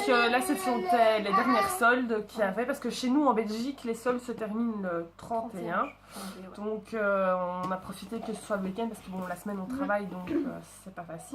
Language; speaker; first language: French; native; French